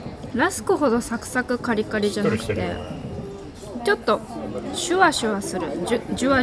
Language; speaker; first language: Japanese; native; Japanese